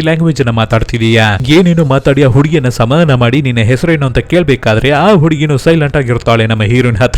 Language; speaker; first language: Kannada; native; Kannada